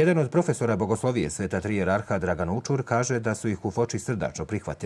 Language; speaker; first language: Bosnian; native; Bosnian